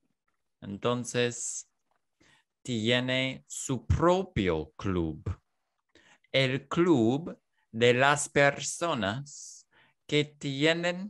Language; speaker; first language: Spanish; non-native, learner; English